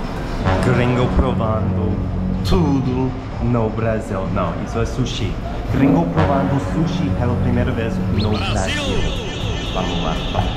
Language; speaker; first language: Portuguese; non-native, learner; English